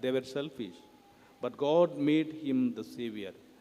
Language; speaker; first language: English; non-native, local second language; Tamil